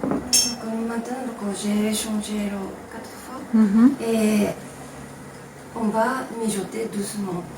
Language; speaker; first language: French; non-native, fluent; Japanese